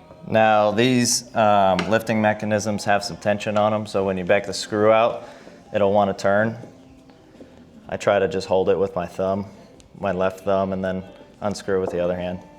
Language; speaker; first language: English; native; English